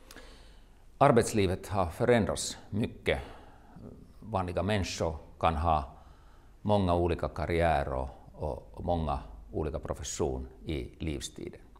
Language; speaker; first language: Swedish; non-native, local second language; Finnish